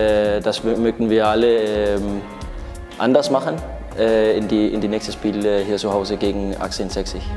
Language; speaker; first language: German; non-native, learner; Danish